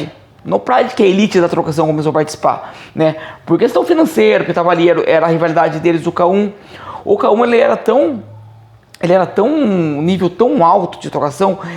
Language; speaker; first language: Portuguese; native; Portuguese